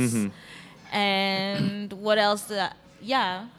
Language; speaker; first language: English; non-native, fluent; Dutch